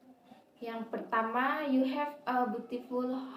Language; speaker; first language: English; non-native, learner; Indonesian